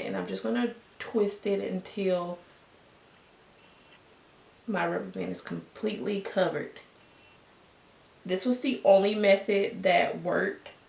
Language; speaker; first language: English; native; English